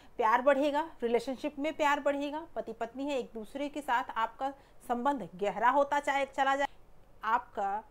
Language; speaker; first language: Hindi; native; Hindi